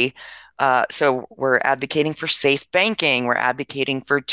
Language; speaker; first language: English; native; English